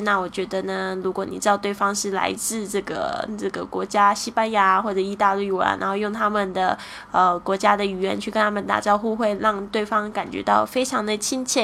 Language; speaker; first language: Chinese; native; Chinese